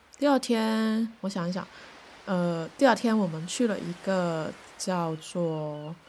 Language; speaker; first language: Chinese; non-native, local second language; Cantonese